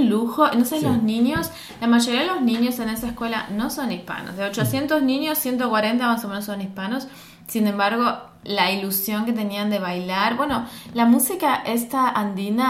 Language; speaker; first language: Spanish; native; Spanish